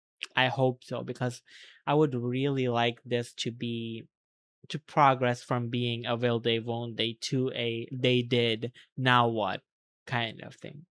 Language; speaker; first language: English; native; English